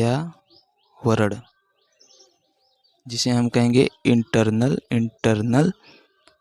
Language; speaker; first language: Hindi; native; Hindi